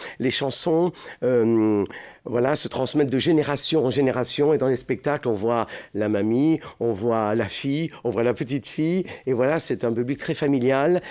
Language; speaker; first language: French; early bilingual, other home language; Italian